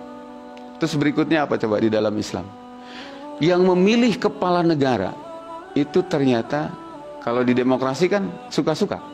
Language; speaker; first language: Indonesian; non-native, local second language; Sundanese